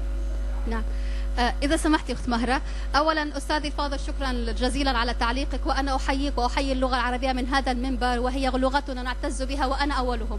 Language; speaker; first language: Arabic; native; Arabic